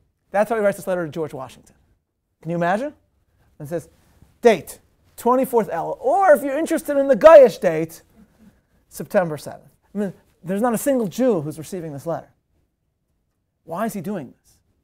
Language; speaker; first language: English; native; English